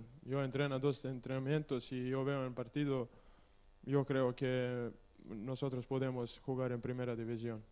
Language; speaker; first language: Spanish; non-native, learner; Serbian